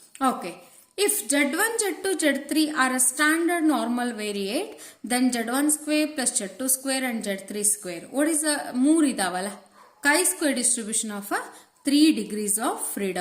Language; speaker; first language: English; non-native, local second language; Kannada